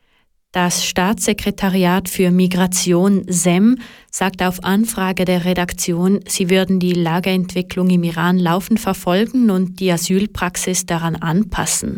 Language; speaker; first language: German; native; German